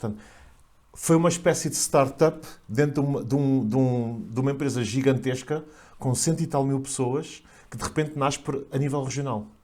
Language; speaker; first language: Portuguese; native; Portuguese